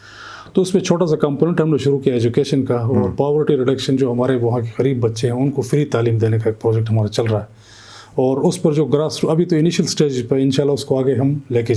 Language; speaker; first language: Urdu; non-native, local second language; Shina